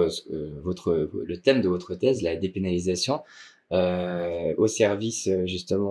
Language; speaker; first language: French; native; French